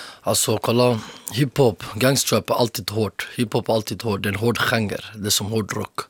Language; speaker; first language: Swedish; early bilingual, other home language; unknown